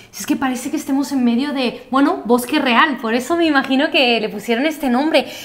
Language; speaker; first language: Spanish; native; Spanish